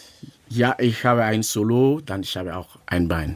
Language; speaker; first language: German; non-native, learner; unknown